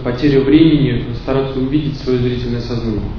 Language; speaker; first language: Russian; native; Russian